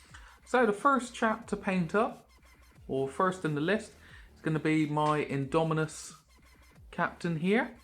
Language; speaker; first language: English; native; English